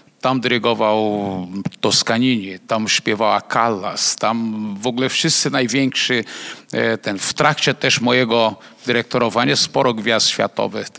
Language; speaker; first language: Polish; non-native, fluent; Portuguese